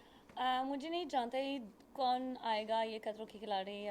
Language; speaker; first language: Hindi; non-native, learner; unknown